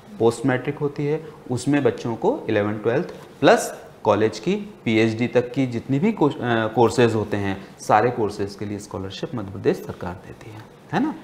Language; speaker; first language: Hindi; native; Hindi